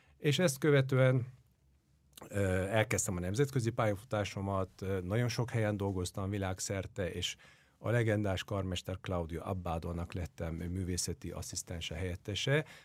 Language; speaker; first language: Hungarian; non-native, fluent; Turkish